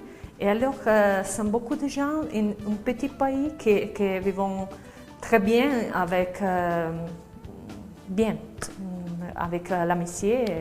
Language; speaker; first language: French; non-native, learner; Slovak